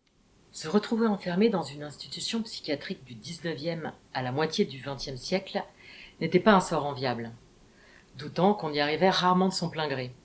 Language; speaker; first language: French; native; French